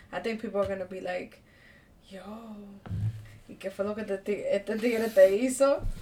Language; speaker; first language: Spanish; early bilingual, heritage; Spanish